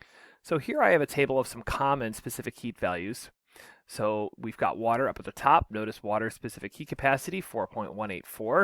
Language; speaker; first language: English; native; English